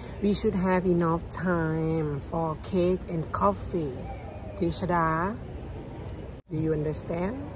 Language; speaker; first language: English; non-native, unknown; Thai